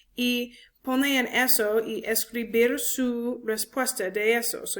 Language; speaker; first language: Spanish; non-native, learner; English